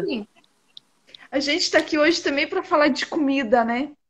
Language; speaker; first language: Portuguese; native; Portuguese